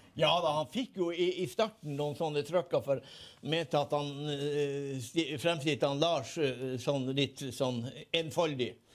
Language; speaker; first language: Norwegian; native; Norwegian